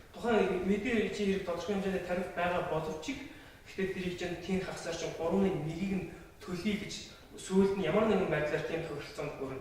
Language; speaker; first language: Mongolian; non-native, local second language; Kazakh